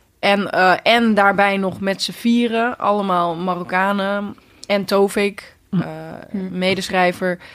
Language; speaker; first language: Dutch; native; Dutch